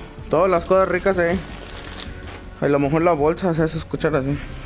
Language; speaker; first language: Spanish; early bilingual, heritage; Spanish